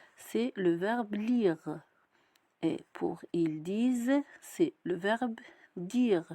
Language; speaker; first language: French; non-native, local second language; Arabic